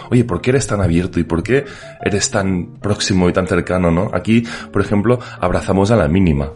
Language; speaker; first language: Spanish; native; Spanish